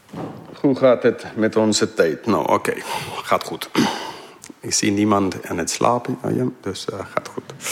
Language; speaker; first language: Dutch; non-native, fluent; English